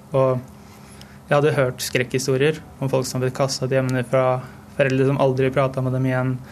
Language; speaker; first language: Norwegian; native; Norwegian